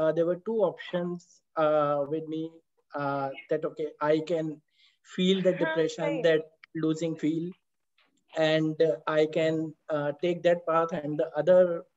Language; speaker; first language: English; non-native, local second language; Hindi